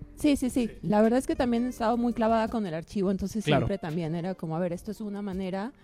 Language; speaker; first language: Spanish; native; Spanish